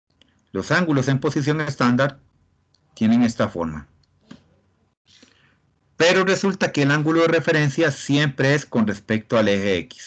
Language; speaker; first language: Spanish; native; Spanish